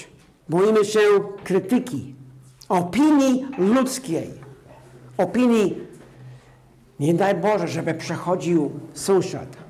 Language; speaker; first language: Polish; non-native, fluent; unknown